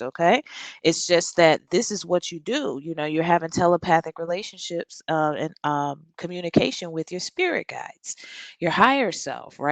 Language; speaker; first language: English; native; English